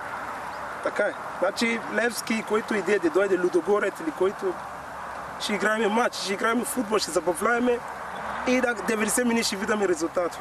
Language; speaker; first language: Bulgarian; non-native, learner; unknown